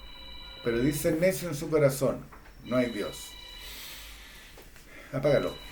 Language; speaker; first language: Spanish; native; Spanish